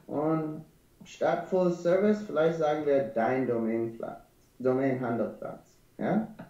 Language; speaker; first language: German; non-native, learner; English